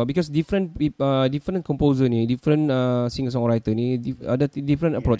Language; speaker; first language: English; non-native, local second language; Malay